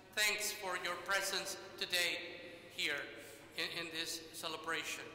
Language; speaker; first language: English; non-native, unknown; Spanish